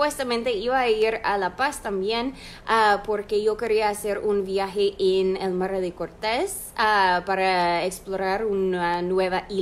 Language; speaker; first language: Spanish; non-native, fluent; English